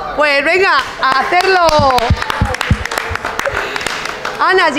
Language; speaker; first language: Spanish; native; Spanish